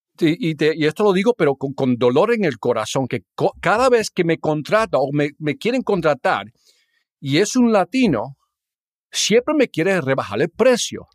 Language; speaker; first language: Spanish; early bilingual, heritage; Spanish